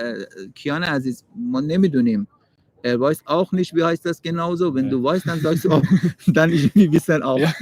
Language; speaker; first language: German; non-native, learner; Persian